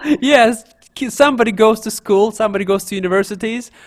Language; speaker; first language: English; non-native, fluent; Russian